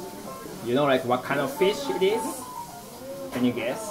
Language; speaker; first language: English; non-native, fluent; Japanese